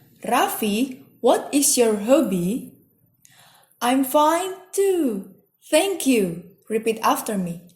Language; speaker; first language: English; non-native, fluent; Indonesian